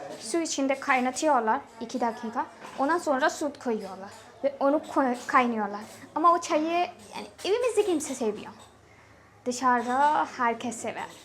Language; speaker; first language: Turkish; non-native, fluent; Hindi